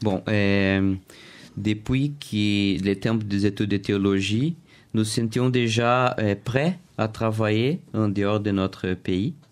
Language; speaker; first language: French; non-native, learner; Portuguese